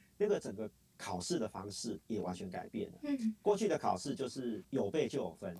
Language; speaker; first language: Chinese; native; Chinese